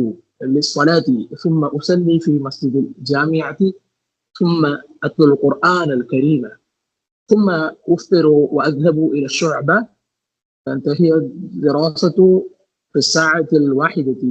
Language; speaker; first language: Arabic; non-native, learner; Tamil